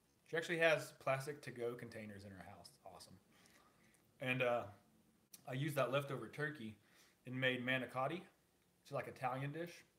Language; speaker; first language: English; native; English